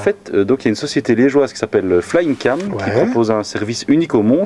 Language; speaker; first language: French; native; French